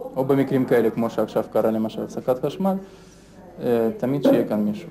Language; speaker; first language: Hebrew; non-native, fluent; Russian